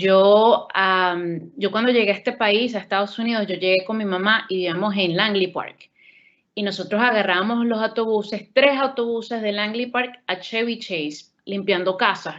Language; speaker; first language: Spanish; early bilingual, heritage; Spanish